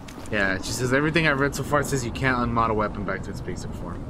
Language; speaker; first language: English; early bilingual, other home language; Spanish